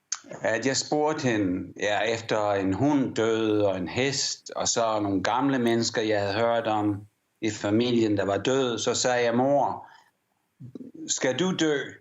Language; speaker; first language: Danish; early bilingual, heritage; English